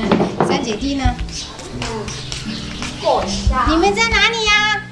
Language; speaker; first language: Chinese; native; Chinese